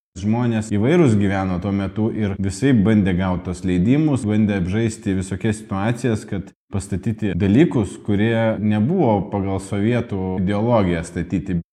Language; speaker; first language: Lithuanian; non-native, local second language; Russian